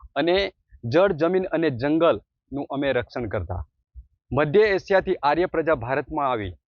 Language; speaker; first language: Gujarati; non-native, local second language; Bhili